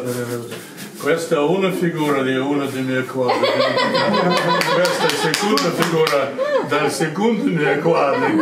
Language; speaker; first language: Italian; non-native, learner; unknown